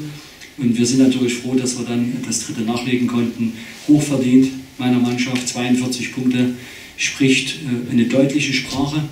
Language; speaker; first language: German; native; German